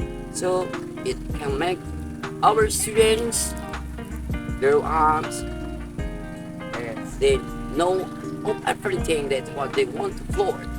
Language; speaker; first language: English; non-native, fluent; Indonesian